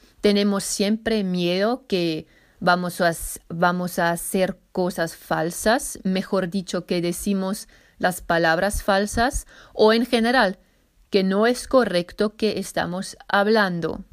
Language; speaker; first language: Spanish; non-native, fluent; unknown